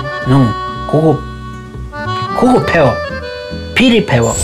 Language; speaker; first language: Korean; non-native, learner; Spanish